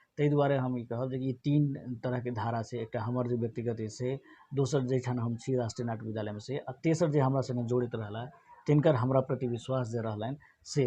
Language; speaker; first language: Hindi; non-native, local second language; Maithili